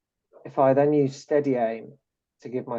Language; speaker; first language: English; native; English